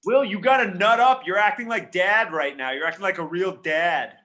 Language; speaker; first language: English; native; English